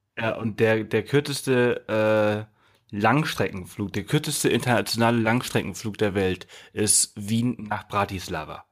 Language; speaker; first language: German; native; German